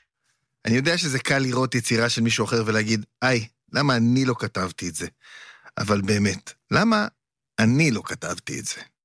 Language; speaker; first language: Hebrew; native; Hebrew